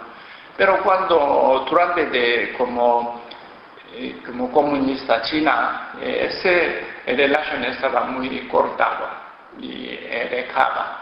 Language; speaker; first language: Spanish; non-native, learner; Korean